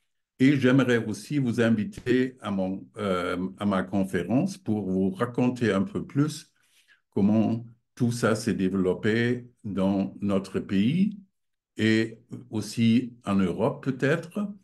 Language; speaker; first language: French; non-native, fluent; German